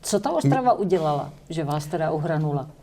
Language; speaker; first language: Czech; native; Czech